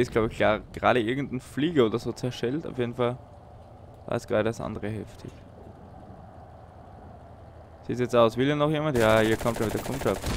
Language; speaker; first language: German; native; German